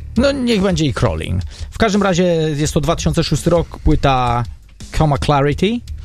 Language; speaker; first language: Polish; native; Polish